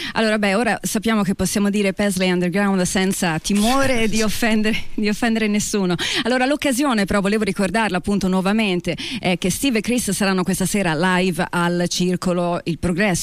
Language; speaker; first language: Italian; native; Italian